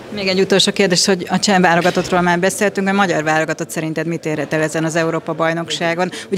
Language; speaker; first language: Hungarian; native; Hungarian